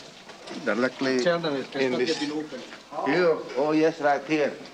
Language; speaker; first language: English; non-native, learner; Indonesian